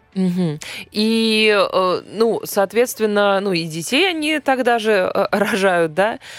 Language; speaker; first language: Russian; native; Russian